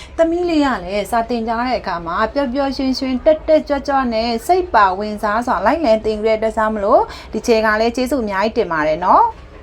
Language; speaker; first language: Burmese; native; Burmese